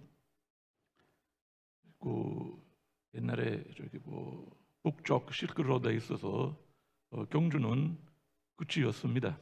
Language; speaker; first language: Korean; non-native, fluent; Italian